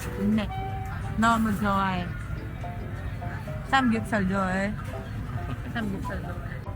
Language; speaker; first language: Korean; non-native, learner; Filipino